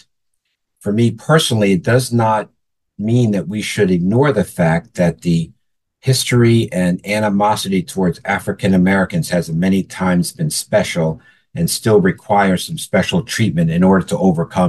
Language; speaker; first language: English; native; English